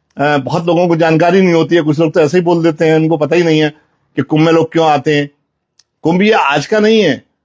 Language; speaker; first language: Hindi; native; Hindi